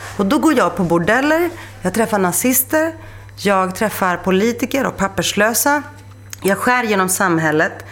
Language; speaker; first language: Swedish; early bilingual, other home language; Greek